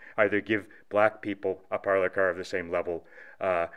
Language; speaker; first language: English; native; English